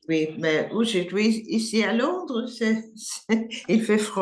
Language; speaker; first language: French; non-native, learner; English